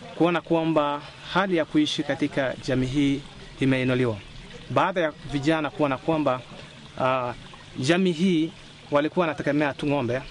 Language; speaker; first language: Swahili; non-native, local second language; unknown